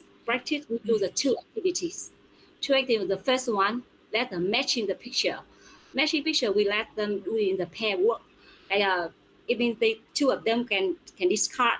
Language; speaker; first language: English; non-native, fluent; Vietnamese